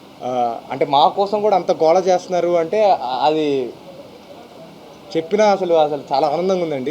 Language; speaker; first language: Telugu; non-native, fluent; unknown